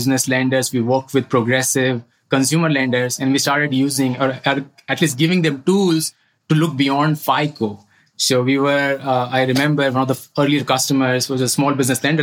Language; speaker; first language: English; non-native, local second language; Hindi